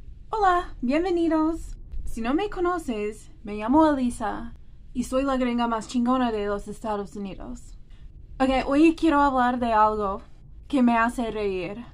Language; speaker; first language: Spanish; non-native, fluent; English